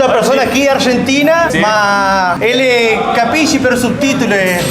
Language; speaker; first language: Italian; non-native, learner; Spanish